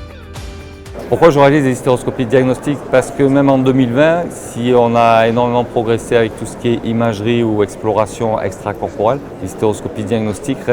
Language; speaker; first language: French; native; French